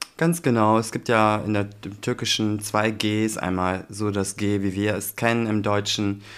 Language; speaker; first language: German; early bilingual, other home language; Turkish